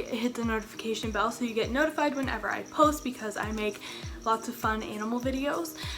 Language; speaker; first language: English; native; English